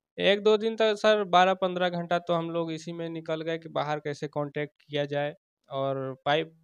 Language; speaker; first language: Hindi; native; Hindi